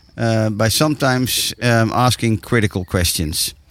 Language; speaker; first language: English; non-native, fluent; Dutch